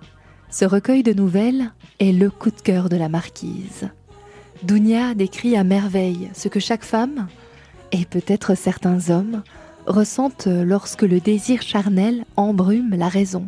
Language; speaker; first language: French; native; French